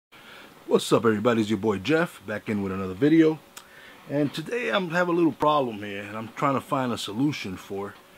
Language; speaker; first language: English; native; English